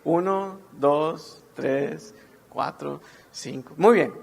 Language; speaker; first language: Spanish; native; Spanish